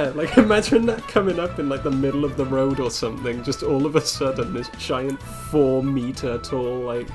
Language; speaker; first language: English; native; English